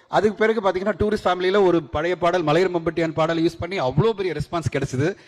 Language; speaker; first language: Tamil; native; Tamil